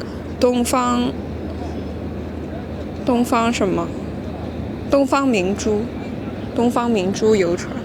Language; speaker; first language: Chinese; non-native, fluent; French